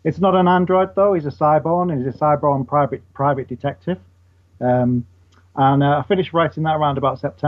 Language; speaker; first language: English; native; English